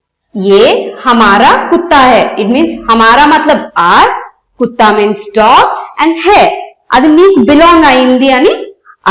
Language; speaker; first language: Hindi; non-native, local second language; Telugu